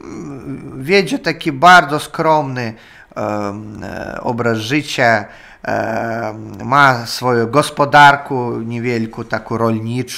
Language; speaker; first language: Polish; non-native, learner; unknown